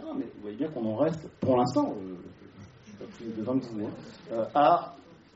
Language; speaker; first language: French; native; French